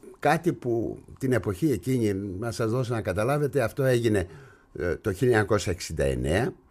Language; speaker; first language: Greek; native; Greek